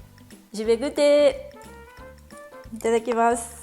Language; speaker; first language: French; non-native, learner; Japanese